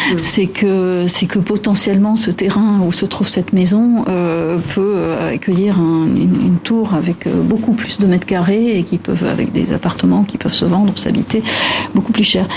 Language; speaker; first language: French; non-native, local second language; Arabic